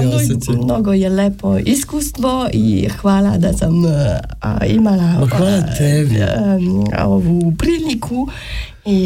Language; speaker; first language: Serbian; non-native, learner; French